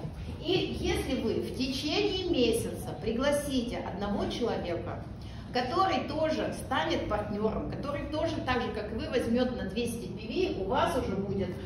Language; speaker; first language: Russian; native; Russian